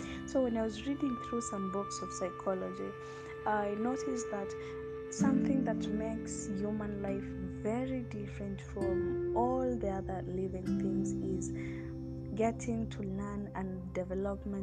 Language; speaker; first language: English; non-native, local second language; Gusii